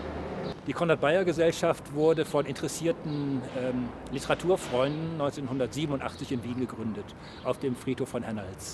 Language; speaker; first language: German; native; German